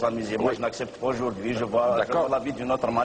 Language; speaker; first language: French; non-native, local second language; Kabyle